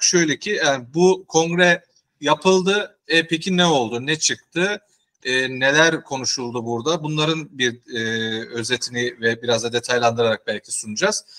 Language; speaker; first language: Turkish; native; Turkish